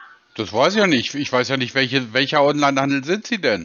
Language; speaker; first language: German; native; German